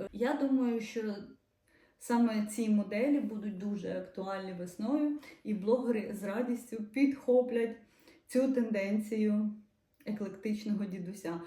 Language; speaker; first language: Ukrainian; non-native, local second language; Russian